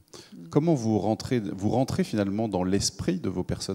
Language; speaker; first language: French; native; French